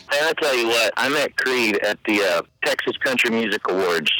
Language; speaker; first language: English; native; English